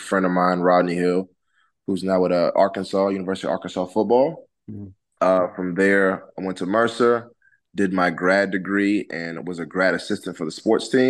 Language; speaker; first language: English; native; English